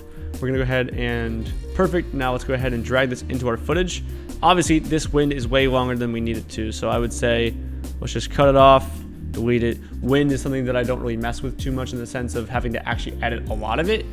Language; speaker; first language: English; native; English